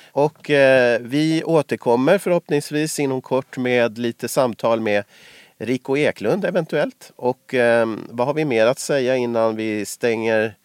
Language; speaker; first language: Swedish; native; Swedish